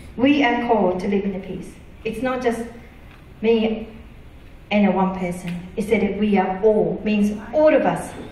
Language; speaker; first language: English; non-native, fluent; Japanese